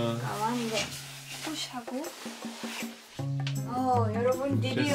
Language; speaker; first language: Korean; non-native, learner; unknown